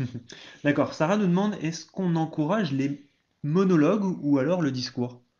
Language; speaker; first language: French; native; French